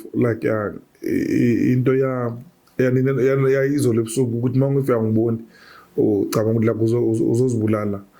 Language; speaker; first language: Zulu; native; Zulu